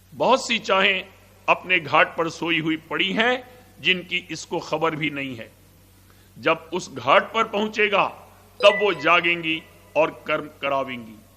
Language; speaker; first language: Hindi; native; Hindi